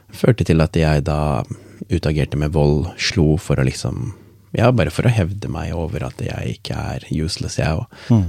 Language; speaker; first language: Norwegian; non-native, local second language; Tamil